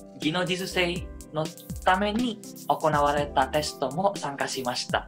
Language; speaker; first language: Japanese; non-native, fluent; Indonesian